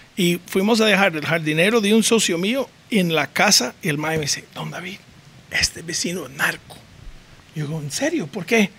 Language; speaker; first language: Spanish; non-native, fluent; English